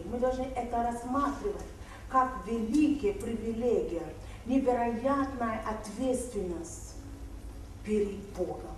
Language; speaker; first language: Russian; non-native, fluent; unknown